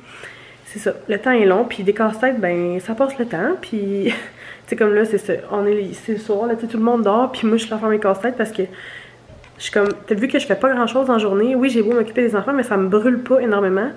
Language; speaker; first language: French; native; French